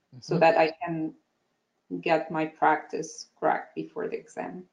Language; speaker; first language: English; non-native, fluent; Arabic